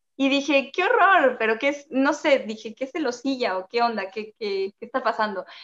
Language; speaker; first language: Spanish; native; Spanish